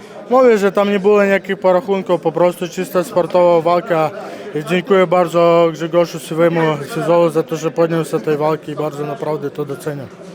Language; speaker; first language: Polish; non-native, fluent; Ukrainian